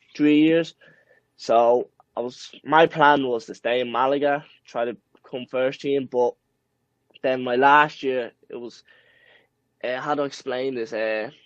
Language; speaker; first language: English; early bilingual, other home language; Spanish